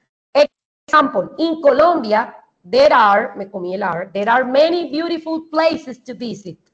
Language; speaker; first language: English; non-native, fluent; Spanish